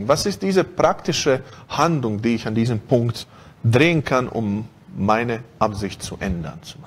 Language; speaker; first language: German; non-native, fluent; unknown